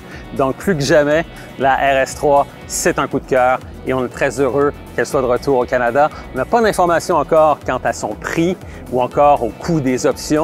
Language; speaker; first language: French; native; French